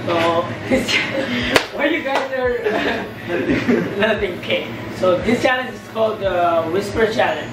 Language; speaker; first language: English; non-native, fluent; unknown